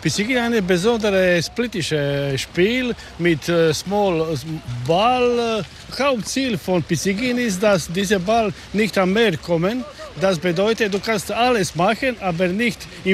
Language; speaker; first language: German; non-native, learner; Croatian